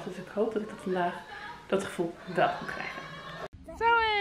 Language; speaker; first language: Dutch; native; Dutch